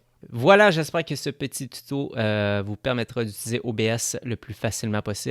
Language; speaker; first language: French; native; French